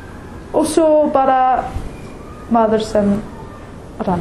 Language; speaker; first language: Icelandic; non-native, learner; English